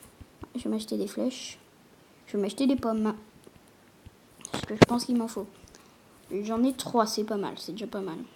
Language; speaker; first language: French; native; French